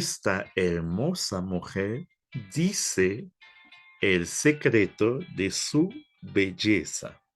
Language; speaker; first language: Spanish; non-native, fluent; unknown